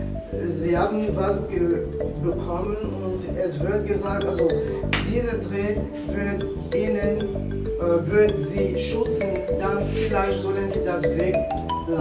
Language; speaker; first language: German; non-native, learner; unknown